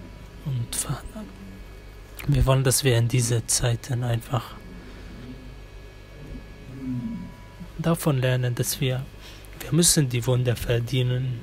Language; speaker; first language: German; non-native, fluent; Arabic